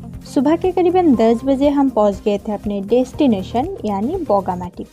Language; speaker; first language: Hindi; non-native, local second language; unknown